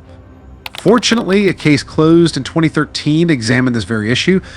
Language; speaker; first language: English; native; English